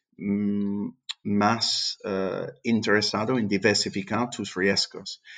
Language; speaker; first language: Spanish; non-native, fluent; English